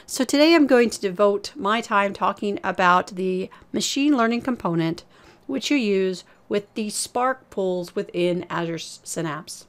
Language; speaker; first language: English; native; English